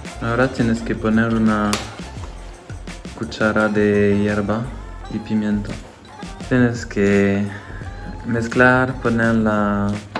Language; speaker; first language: Spanish; non-native, fluent; French